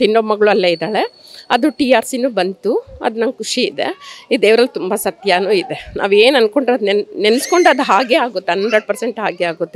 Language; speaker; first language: Kannada; native; Kannada